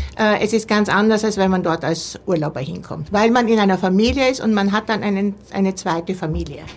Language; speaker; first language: German; native; German